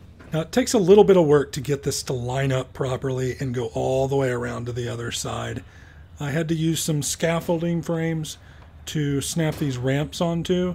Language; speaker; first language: English; native; English